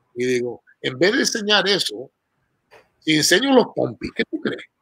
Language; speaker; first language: Spanish; early bilingual, heritage; Spanish